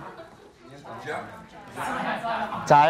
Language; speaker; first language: Chinese; non-native, learner; Korean